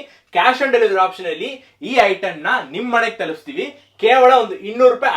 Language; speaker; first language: Kannada; native; Kannada